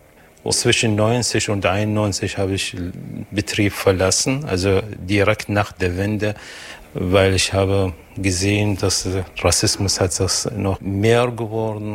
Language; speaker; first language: German; non-native, fluent; Arabic